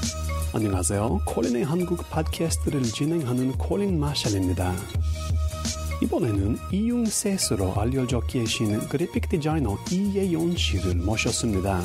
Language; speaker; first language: Korean; non-native, fluent; English